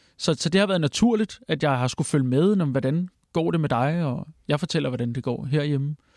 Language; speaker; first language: Danish; native; Danish